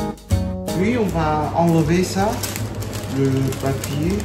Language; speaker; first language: French; non-native, learner; Vietnamese